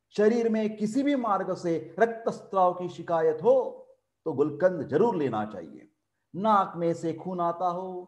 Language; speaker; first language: Hindi; non-native, local second language; Marathi